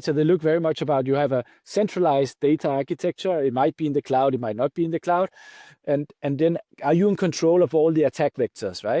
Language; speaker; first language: English; non-native, fluent; Danish